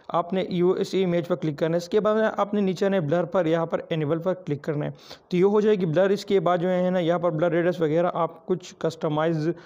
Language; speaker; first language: Urdu; non-native, local second language; Pashto